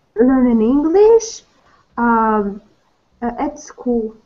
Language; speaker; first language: English; non-native, learner; Russian